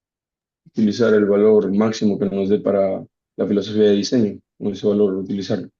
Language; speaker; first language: Spanish; native; Spanish